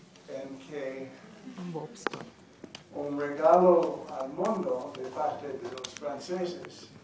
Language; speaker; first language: Spanish; non-native, learner; English